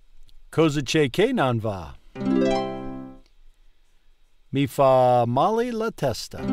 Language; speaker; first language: Italian; non-native, learner; English